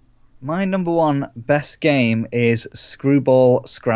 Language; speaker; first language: English; native; English